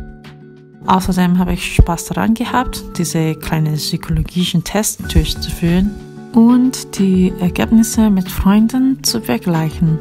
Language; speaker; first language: German; non-native, fluent; Korean